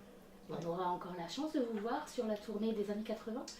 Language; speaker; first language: French; native; French